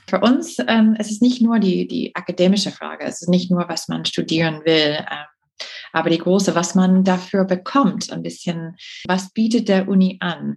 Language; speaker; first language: German; non-native, fluent; English